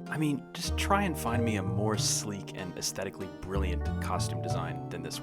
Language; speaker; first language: English; native; English